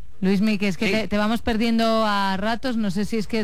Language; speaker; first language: Spanish; native; Spanish